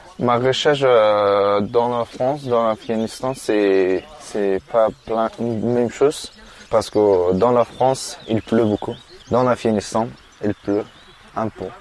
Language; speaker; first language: French; non-native, learner; Persian